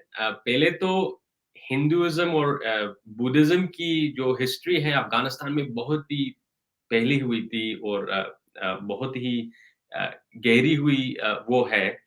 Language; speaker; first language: Hindi; non-native, fluent; Persian